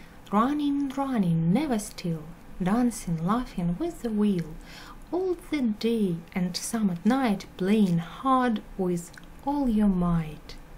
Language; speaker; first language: English; non-native, fluent; Russian